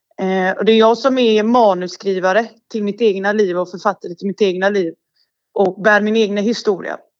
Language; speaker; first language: Swedish; early bilingual, other home language; Bosnian